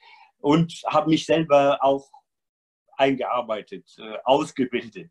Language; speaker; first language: German; non-native, fluent; Arabic